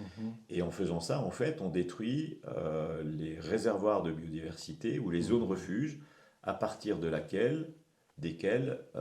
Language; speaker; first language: French; native; French